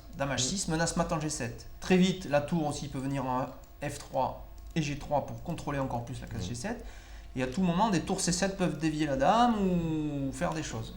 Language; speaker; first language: French; native; French